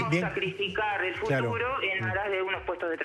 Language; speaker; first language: Spanish; native; Spanish